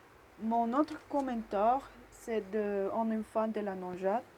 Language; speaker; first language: French; non-native, learner; Spanish